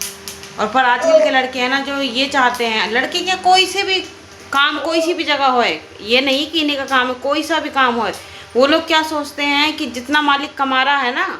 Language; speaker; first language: Hindi; native; Hindi